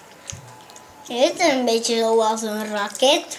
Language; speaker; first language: Dutch; early bilingual, heritage; Dutch